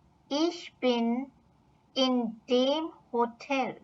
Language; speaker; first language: German; non-native, fluent; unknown